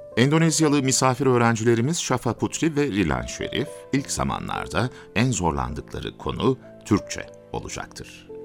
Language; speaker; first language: Turkish; native; Turkish